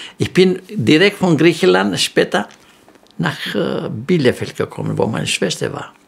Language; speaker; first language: German; non-native, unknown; Greek